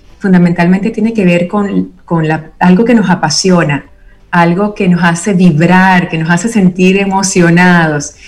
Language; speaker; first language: Spanish; native; Spanish